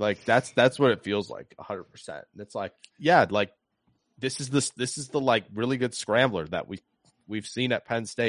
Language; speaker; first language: English; native; English